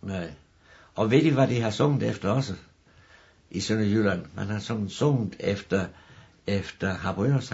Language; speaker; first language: Danish; native; Danish